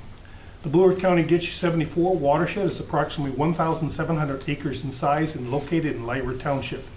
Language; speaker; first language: English; native; English